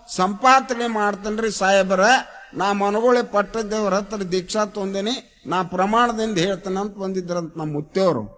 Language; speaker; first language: Kannada; native; Kannada